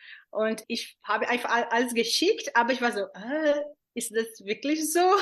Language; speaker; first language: German; non-native, fluent; Portuguese